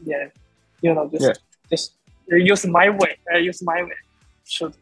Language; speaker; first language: English; non-native, learner; Chinese